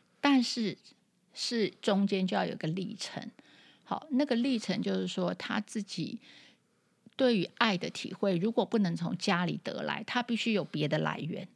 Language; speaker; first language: Chinese; native; Chinese